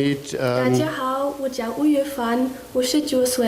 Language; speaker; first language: Chinese; non-native, learner; German